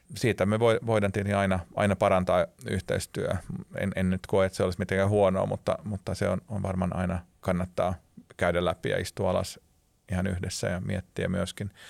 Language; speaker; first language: Finnish; non-native, local second language; Swedish